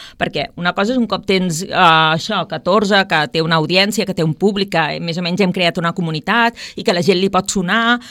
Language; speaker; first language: Catalan; native; Catalan